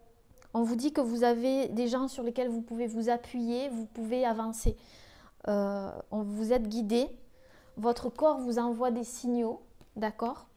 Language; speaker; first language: French; native; French